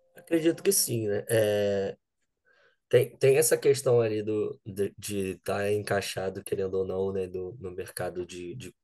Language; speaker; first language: Portuguese; native; Portuguese